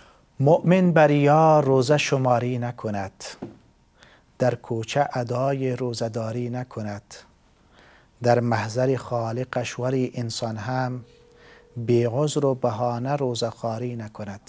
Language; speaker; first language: Persian; native; Persian